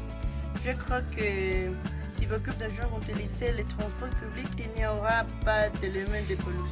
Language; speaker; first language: French; non-native, learner; Spanish